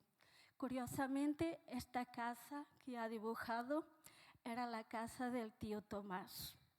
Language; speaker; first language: Spanish; non-native, fluent; Portuguese